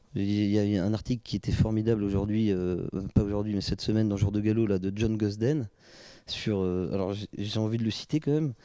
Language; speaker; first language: French; native; French